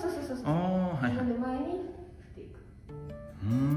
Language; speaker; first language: Japanese; native; Japanese